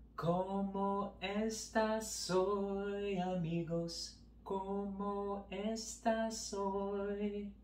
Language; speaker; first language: Spanish; non-native, learner; English